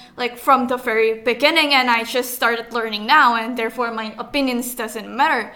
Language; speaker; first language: English; non-native, fluent; Indonesian